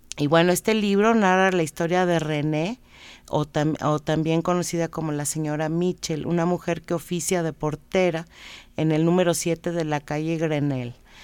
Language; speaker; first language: Spanish; native; Spanish